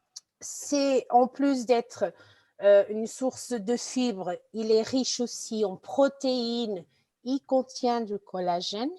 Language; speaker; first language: French; non-native, fluent; Portuguese